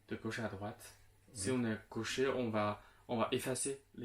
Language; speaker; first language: French; non-native, local second language; Chinese